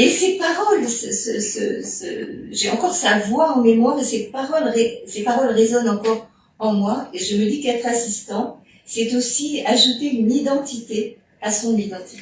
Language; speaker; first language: French; native; French